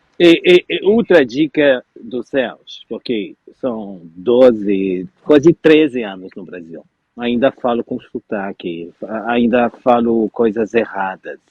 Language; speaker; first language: Portuguese; non-native, fluent; French